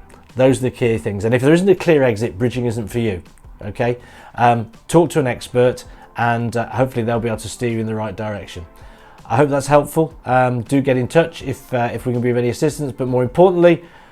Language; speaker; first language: English; native; English